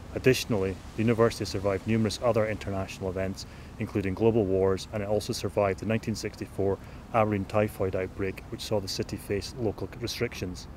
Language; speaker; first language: English; native; English